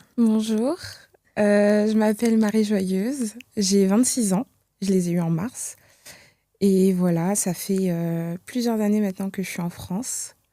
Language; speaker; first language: French; early bilingual, other home language; Kinyarwanda